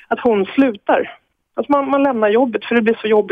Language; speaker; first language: Swedish; native; Swedish